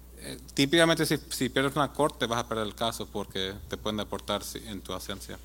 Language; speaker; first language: Spanish; early bilingual, heritage; Spanish